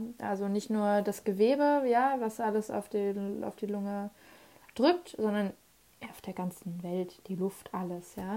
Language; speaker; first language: German; native; German